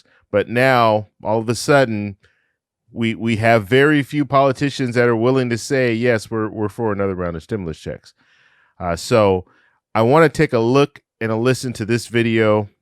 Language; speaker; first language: English; native; English